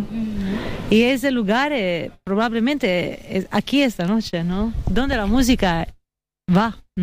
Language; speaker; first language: Spanish; non-native, fluent; Italian